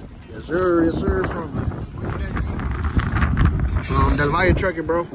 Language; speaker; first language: English; early bilingual, other home language; Spanish